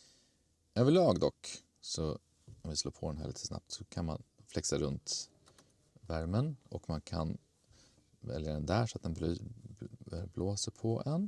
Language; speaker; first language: Swedish; native; Swedish